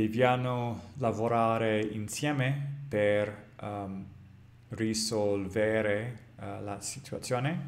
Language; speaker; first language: Italian; non-native, learner; English